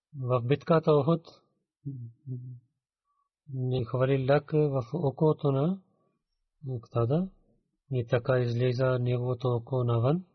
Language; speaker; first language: Bulgarian; non-native, learner; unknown